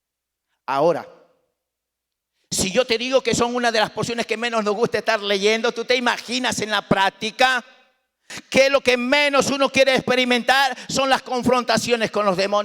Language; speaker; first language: Spanish; native; Spanish